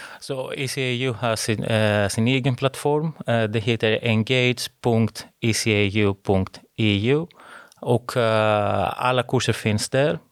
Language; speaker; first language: Swedish; non-native, fluent; Greek